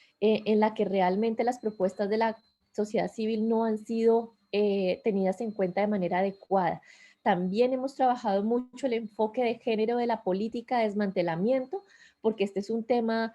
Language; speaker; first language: Spanish; native; Spanish